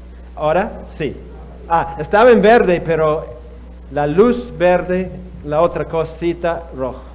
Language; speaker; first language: Spanish; non-native, fluent; English